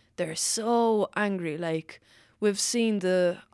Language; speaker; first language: English; non-native, fluent; Maltese